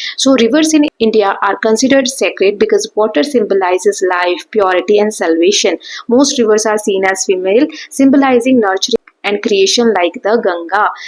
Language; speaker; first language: Hindi; native; Hindi